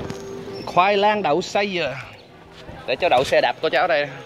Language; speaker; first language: Vietnamese; early bilingual, heritage; Vietnamese